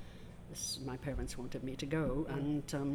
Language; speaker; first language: English; native; English